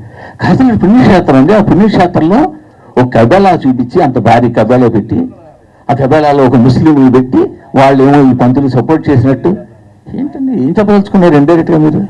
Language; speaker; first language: Telugu; native; Telugu